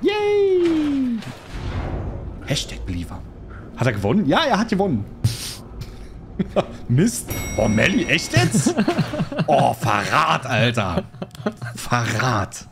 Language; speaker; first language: German; native; German